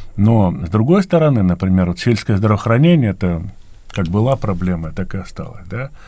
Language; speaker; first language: Russian; native; Russian